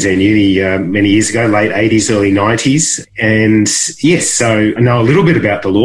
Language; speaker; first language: English; native; English